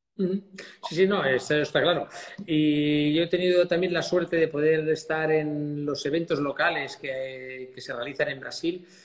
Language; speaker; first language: Spanish; native; Spanish